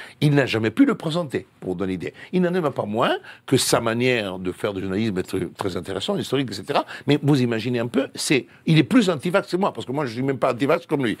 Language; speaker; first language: French; non-native, fluent; Italian